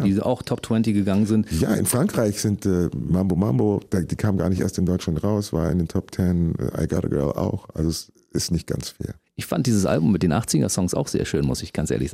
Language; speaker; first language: German; early bilingual, other home language; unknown